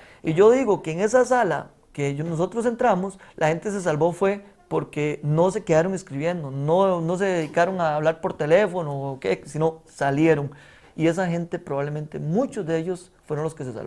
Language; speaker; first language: Spanish; native; Spanish